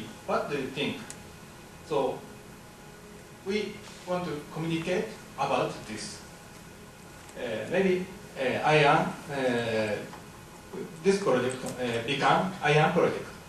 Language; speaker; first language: English; non-native, learner; Japanese